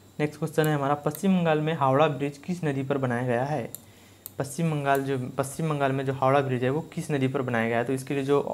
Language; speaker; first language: Hindi; native; Hindi